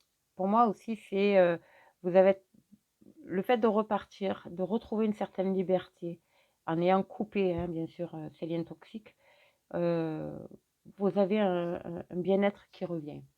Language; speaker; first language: French; native; French